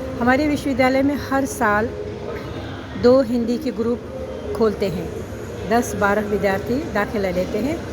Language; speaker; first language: Hindi; non-native, fluent; Uzbek